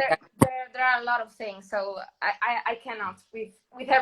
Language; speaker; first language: English; non-native, learner; Spanish